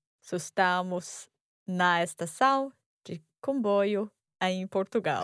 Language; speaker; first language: Portuguese; non-native, learner; English